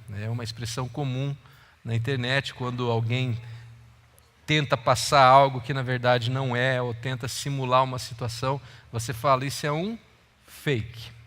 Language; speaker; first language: Portuguese; native; Portuguese